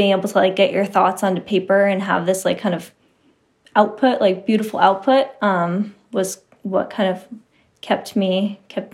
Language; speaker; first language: English; native; English